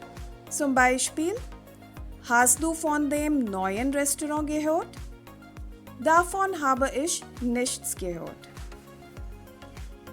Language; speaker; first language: German; non-native, fluent; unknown